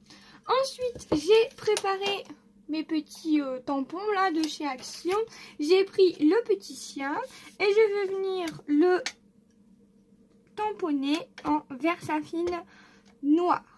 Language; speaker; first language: French; native; French